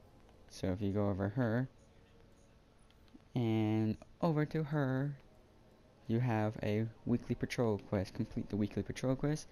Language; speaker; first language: English; native; English